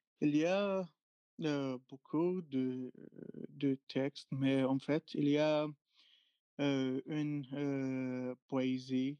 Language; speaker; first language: French; non-native, fluent; Arabic